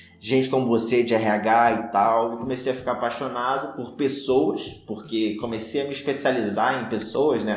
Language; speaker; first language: Portuguese; native; Portuguese